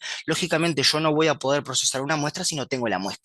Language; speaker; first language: Spanish; native; Spanish